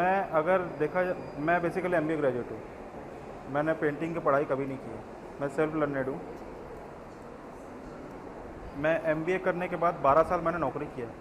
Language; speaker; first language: Hindi; native; Hindi